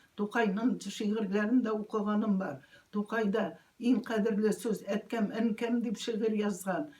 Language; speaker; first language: Tatar; native; Tatar